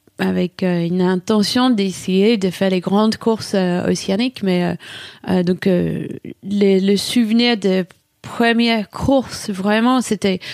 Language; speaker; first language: French; non-native, fluent; English